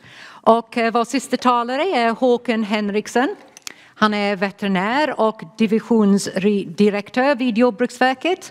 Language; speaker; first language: Swedish; non-native, fluent; English